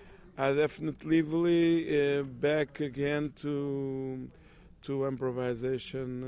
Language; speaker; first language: English; non-native, fluent; Portuguese